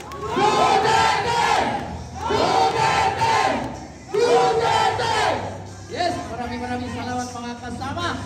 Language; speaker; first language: Filipino; non-native, local second language; Cebuano